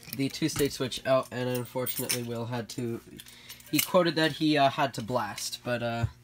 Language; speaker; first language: English; native; English